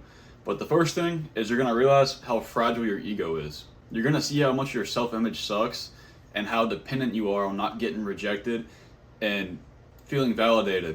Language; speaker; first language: English; native; English